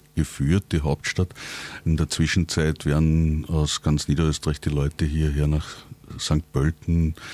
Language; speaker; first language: German; native; German